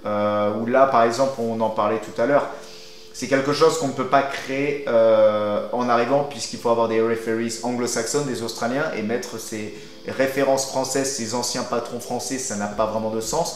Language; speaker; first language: French; native; French